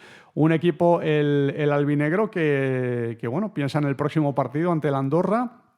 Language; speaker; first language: Spanish; native; Spanish